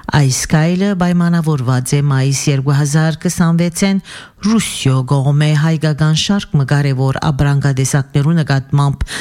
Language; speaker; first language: Armenian; early bilingual, heritage; Armenian